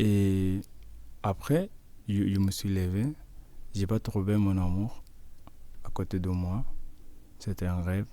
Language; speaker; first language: French; non-native, learner; Arabic